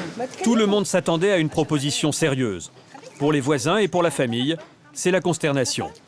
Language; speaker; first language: French; native; French